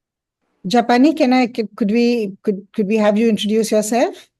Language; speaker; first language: English; non-native, local second language; Hindi